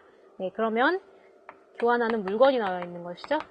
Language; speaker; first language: Korean; native; Korean